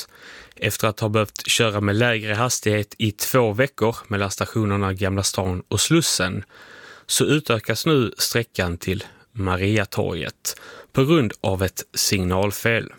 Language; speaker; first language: Swedish; native; Swedish